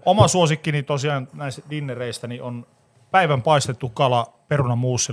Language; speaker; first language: Finnish; native; Finnish